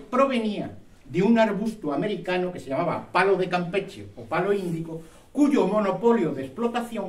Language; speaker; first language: Spanish; native; Spanish